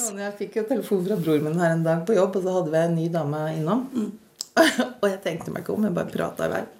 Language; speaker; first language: Norwegian; native; Norwegian